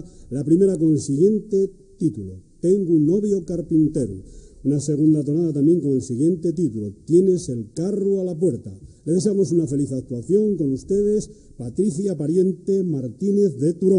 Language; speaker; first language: Spanish; native; Spanish